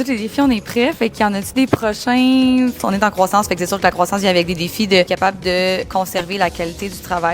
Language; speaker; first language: French; native; French